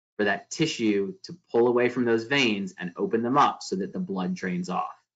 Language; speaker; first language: English; native; English